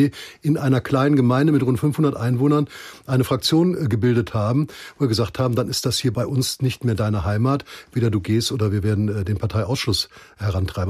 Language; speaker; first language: German; native; German